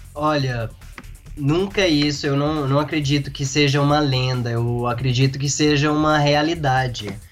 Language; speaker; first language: Portuguese; non-native, fluent; Arabic